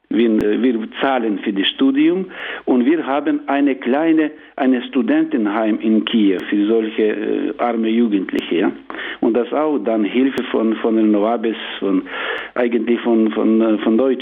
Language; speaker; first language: German; non-native, learner; Ukrainian